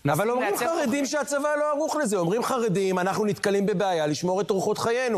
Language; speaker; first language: Hebrew; native; Hebrew